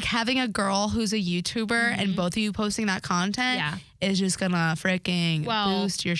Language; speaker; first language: English; native; English